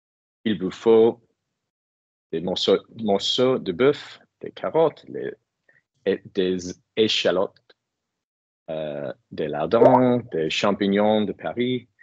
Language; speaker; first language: French; non-native, fluent; English